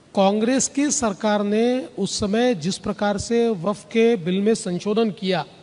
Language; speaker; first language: Hindi; non-native, local second language; Marathi